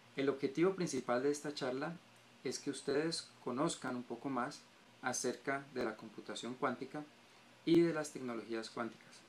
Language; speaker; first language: Spanish; native; Spanish